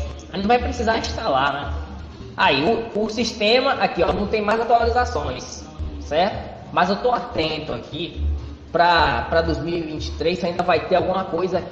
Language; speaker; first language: Portuguese; native; Portuguese